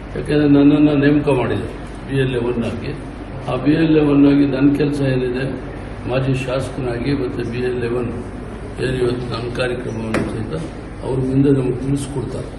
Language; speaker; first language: Kannada; native; Kannada